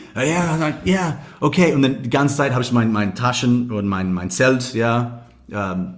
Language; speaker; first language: German; non-native, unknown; English